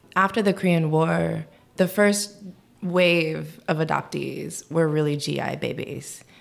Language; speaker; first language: English; early bilingual, other home language; Korean